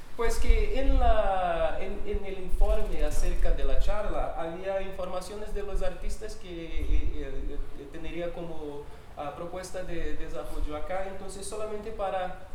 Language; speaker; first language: Spanish; non-native, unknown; Portuguese